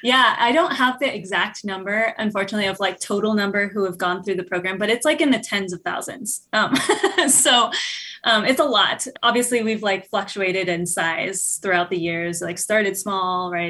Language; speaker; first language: English; native; English